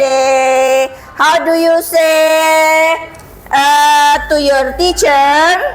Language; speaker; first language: English; non-native, fluent; Indonesian